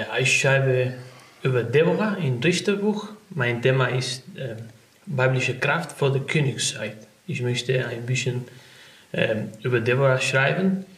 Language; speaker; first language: German; non-native, learner; Spanish